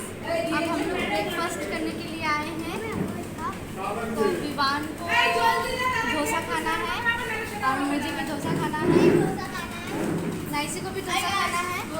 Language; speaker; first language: Hindi; native; Hindi